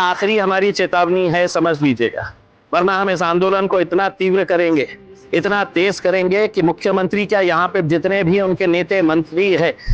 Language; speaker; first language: Hindi; non-native, local second language; Marathi